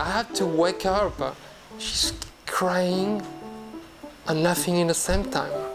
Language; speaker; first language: English; non-native, fluent; French